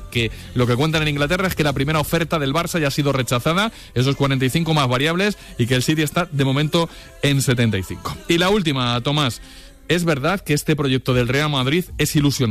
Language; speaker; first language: Spanish; native; Spanish